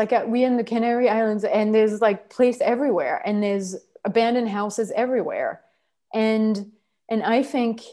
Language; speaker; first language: English; non-native, fluent; French